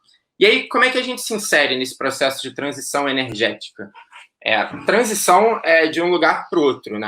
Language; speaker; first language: Portuguese; native; Portuguese